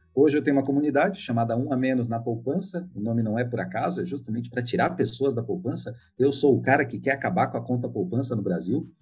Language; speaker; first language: Portuguese; native; Portuguese